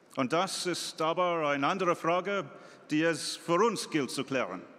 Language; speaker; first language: German; non-native, fluent; English